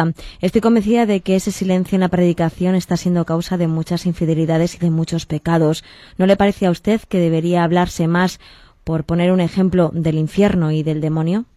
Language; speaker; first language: Spanish; native; Spanish